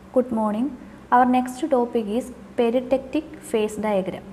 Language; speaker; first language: English; non-native, local second language; Malayalam